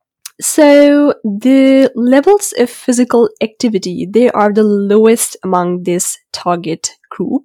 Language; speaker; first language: English; non-native, local second language; Urdu